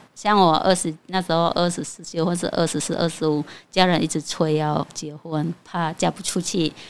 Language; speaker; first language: Chinese; non-native, fluent; Khmer